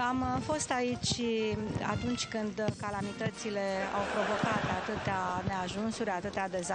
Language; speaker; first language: Romanian; native; Romanian